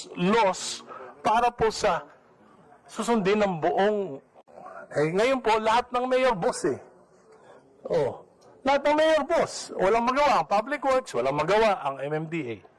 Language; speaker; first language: Filipino; native; Filipino